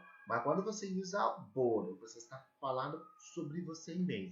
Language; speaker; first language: Portuguese; non-native, learner; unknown